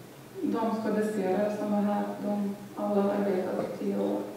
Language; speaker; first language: Swedish; non-native, fluent; Lithuanian